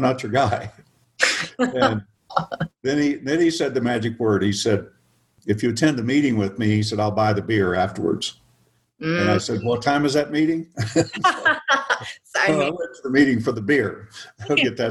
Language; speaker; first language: English; native; English